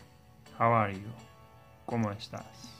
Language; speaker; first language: Spanish; non-native, learner; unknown